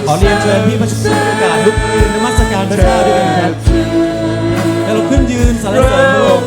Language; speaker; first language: Thai; native; Thai